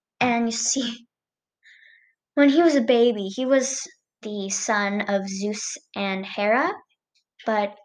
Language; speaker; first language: English; native; English